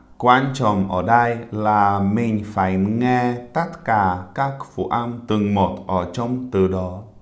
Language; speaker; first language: Vietnamese; non-native, fluent; Czech